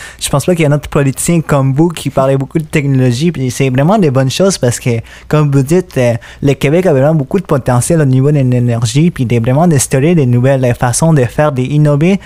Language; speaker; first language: French; native; French